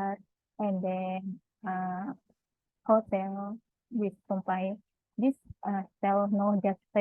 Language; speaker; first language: English; non-native, learner; Indonesian